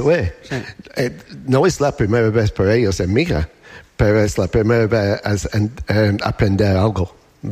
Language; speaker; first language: Spanish; non-native, learner; English